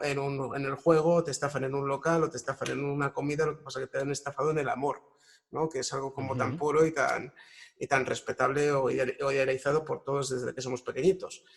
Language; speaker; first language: Spanish; native; Spanish